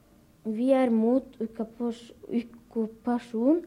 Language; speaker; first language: Norwegian; early bilingual, other home language; Arabic